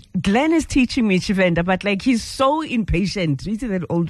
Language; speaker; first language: English; non-native, local second language; Zulu